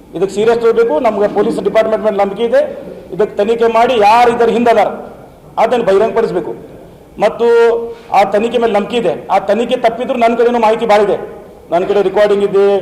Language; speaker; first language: Kannada; non-native, local second language; Urdu